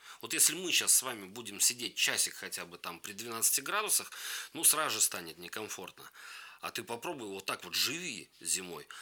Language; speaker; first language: Russian; native; Russian